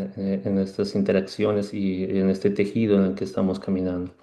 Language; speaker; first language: Spanish; native; Spanish